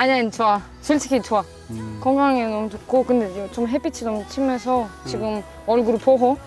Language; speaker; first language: Korean; non-native, learner; Greek